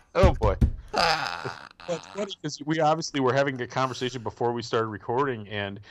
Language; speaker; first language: English; native; English